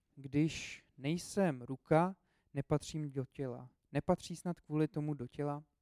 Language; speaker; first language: Czech; native; Czech